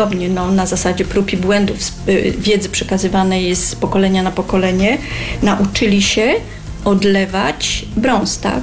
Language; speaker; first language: Polish; native; Polish